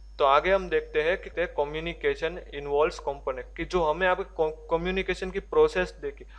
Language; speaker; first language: Hindi; non-native, local second language; Gujarati